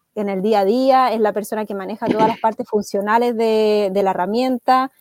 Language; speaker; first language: Spanish; native; Spanish